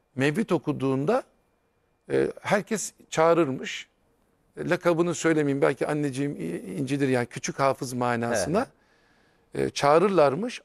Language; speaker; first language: Turkish; native; Turkish